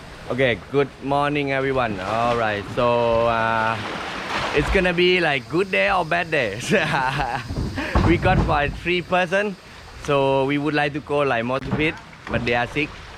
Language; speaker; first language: English; non-native, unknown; Thai